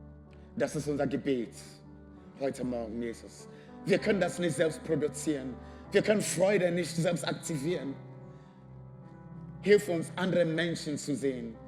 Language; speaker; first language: German; non-native, fluent; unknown